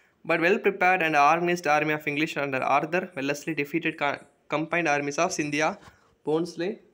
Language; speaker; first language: English; non-native, local second language; Tamil